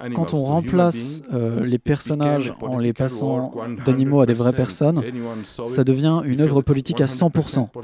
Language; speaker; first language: French; non-native, fluent; Arabic